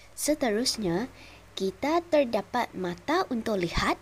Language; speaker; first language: Indonesian; non-native, local second language; Chinese